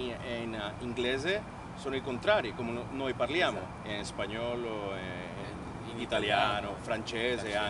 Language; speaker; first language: Italian; non-native, learner; Spanish